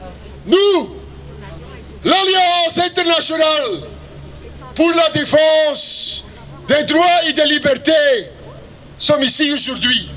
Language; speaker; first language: French; non-native, local second language; Dutch